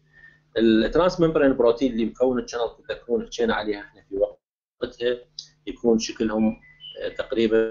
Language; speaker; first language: Arabic; native; Arabic